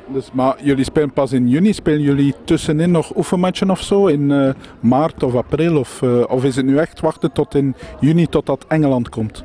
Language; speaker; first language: Dutch; native; Dutch